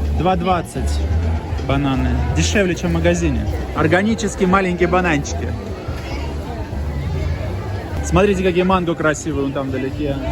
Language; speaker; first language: Russian; native; Russian